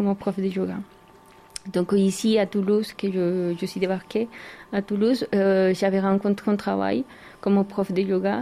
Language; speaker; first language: French; non-native, learner; Spanish